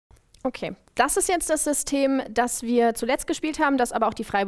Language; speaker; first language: German; native; German